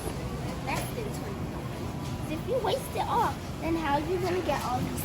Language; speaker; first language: English; native; English